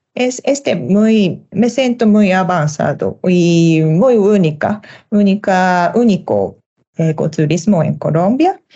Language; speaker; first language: Spanish; non-native, learner; Japanese